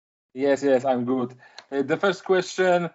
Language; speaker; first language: English; non-native, learner; Polish